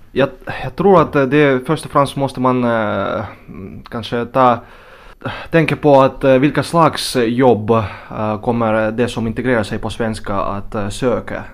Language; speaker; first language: Swedish; non-native, fluent; Russian